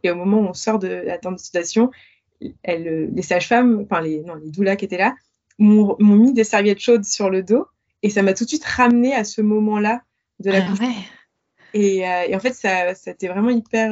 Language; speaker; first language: French; native; French